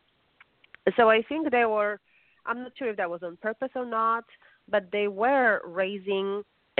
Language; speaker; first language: English; non-native, fluent; Polish